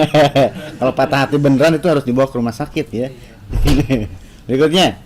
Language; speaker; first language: Indonesian; native; Indonesian